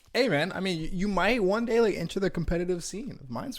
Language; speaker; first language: English; native; English